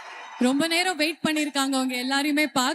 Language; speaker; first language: Tamil; native; Tamil